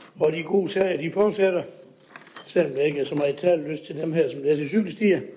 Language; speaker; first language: Danish; native; Danish